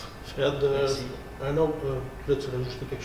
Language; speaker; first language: French; native; French